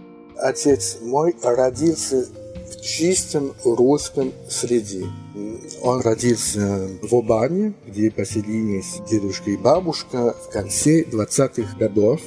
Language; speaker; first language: Russian; early bilingual, heritage; Russian